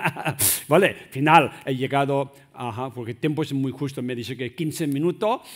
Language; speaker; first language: Spanish; non-native, learner; Tibetan